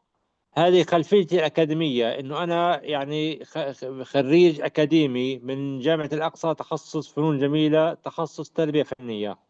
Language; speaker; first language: Arabic; native; Arabic